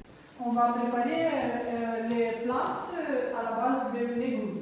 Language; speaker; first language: French; non-native, learner; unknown